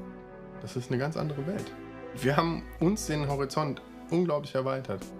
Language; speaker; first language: German; native; German